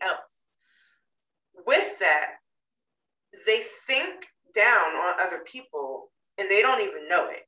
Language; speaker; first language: English; native; English